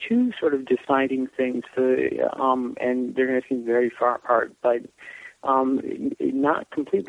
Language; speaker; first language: English; native; English